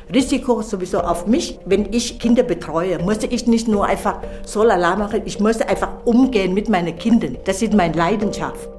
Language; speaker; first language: German; non-native, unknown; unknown